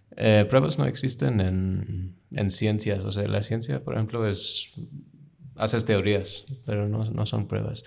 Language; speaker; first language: Spanish; non-native, fluent; English